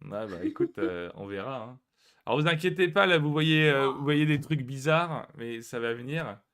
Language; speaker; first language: French; native; French